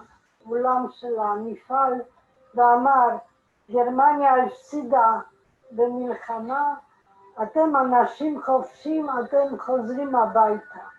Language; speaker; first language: Hebrew; non-native, fluent; Polish